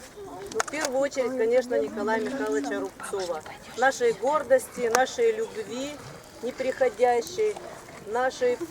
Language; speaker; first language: Russian; native; Russian